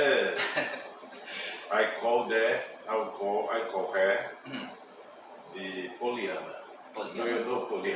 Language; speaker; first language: English; non-native, learner; Portuguese